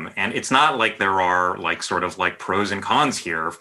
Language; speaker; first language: English; native; English